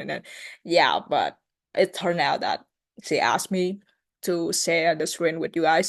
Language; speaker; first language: English; early bilingual, heritage; Vietnamese